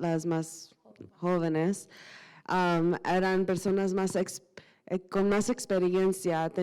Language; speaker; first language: Spanish; early bilingual, heritage; Spanish